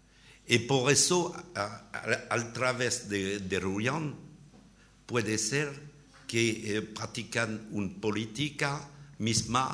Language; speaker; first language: Spanish; non-native, learner; French